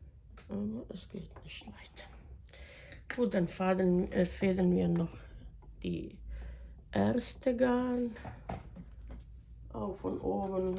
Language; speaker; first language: German; non-native, fluent; Croatian